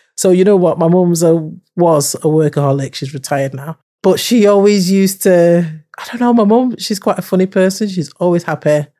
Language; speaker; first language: English; early bilingual, other home language; Yoruba